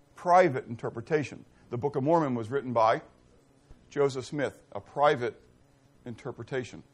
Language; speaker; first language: English; native; English